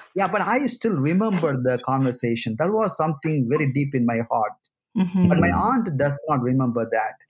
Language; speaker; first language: English; non-native, local second language; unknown